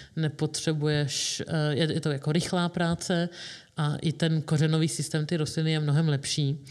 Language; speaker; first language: Czech; native; Czech